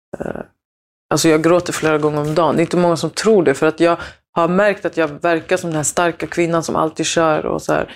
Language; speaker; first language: Swedish; early bilingual, other home language; Spanish